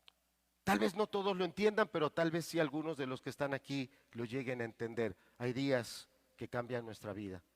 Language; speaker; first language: Spanish; native; Spanish